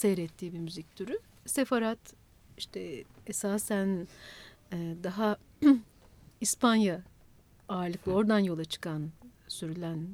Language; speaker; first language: Turkish; native; Turkish